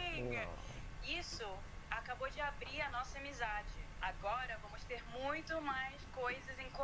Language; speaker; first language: Portuguese; early bilingual, heritage; Portuguese